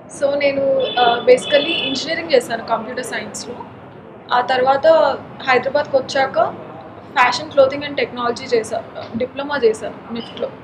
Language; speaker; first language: Telugu; non-native, local second language; Marathi